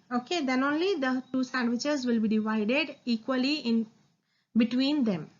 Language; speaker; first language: English; non-native, local second language; Hindi